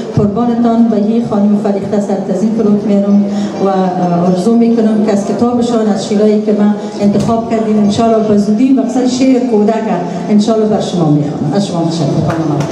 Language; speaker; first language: Persian; native; Persian